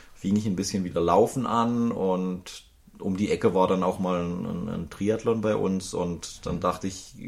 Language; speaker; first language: German; native; German